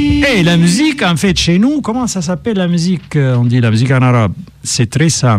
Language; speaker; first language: French; non-native, fluent; Arabic